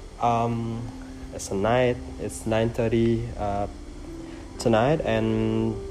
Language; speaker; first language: English; non-native, fluent; Indonesian